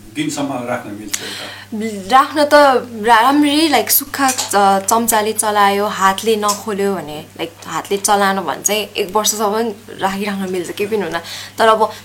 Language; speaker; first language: Nepali; native; Nepali